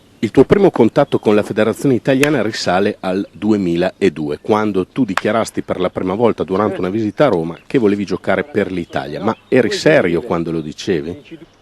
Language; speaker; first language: Italian; native; Italian